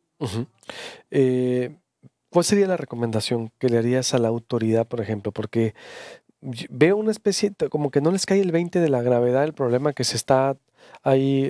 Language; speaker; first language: Spanish; native; Spanish